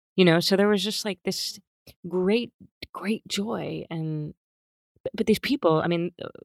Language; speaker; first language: English; native; English